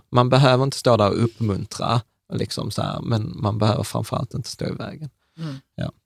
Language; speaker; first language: Swedish; early bilingual, other home language; Czech